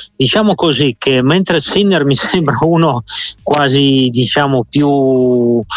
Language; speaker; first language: Italian; non-native, fluent; Russian